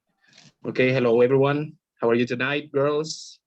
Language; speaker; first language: English; non-native, learner; Spanish